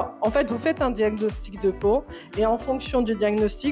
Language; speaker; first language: French; native; French